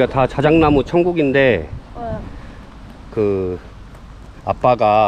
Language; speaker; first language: Korean; native; Korean